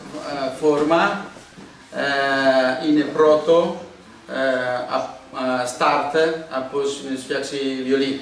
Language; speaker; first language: Greek; non-native, learner; Italian